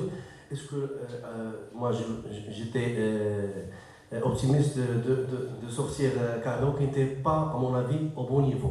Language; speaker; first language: French; non-native, local second language; Arabic